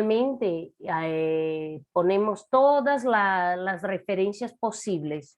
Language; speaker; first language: Spanish; non-native, fluent; Portuguese